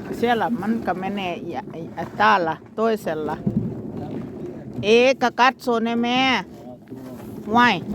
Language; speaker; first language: Finnish; non-native, learner; Thai